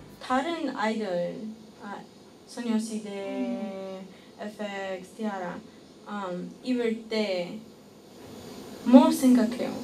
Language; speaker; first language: Korean; non-native, learner; English